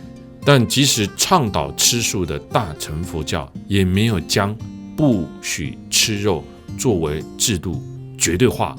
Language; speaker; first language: Chinese; native; Chinese